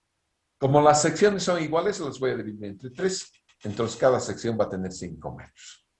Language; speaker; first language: Spanish; native; Spanish